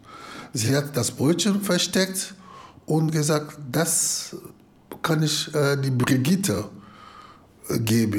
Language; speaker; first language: German; non-native, fluent; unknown